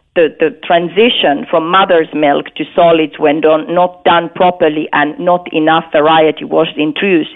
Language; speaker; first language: English; non-native, fluent; Finnish